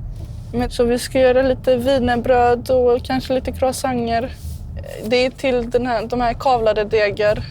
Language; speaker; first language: Swedish; early bilingual, other home language; Serbian